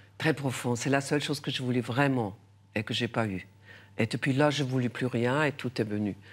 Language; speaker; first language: French; non-native, local second language; German